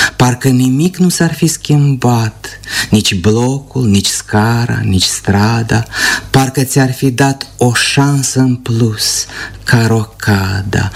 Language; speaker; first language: Romanian; native; Romanian